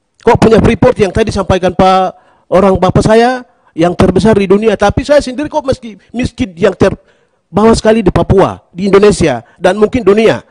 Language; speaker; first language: Indonesian; non-native, local second language; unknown